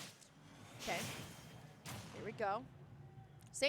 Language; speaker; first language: English; native; English